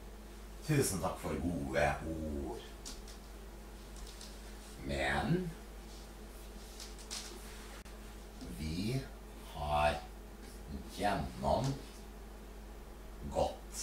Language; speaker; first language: Norwegian; non-native, fluent; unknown